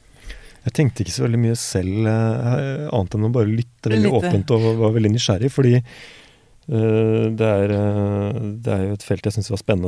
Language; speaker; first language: Norwegian; native; Norwegian